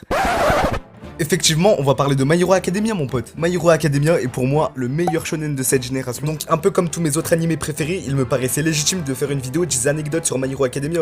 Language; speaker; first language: French; native; French